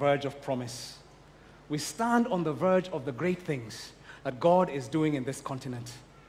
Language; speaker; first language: English; non-native, local second language; Kikuyu